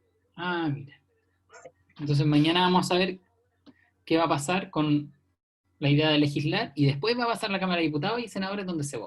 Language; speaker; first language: Spanish; native; Spanish